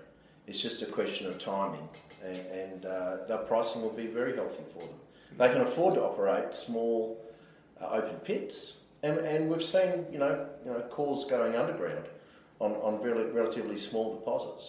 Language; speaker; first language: English; native; English